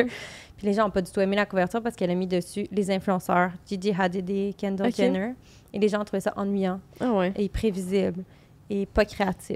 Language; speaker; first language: French; native; French